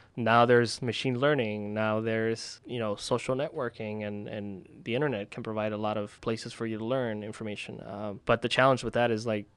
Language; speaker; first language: English; early bilingual, other home language; Spanish